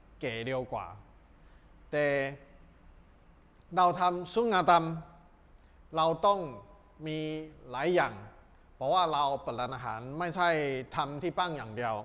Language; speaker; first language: Thai; non-native, learner; Chinese